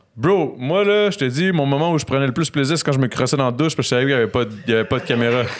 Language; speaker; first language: French; native; French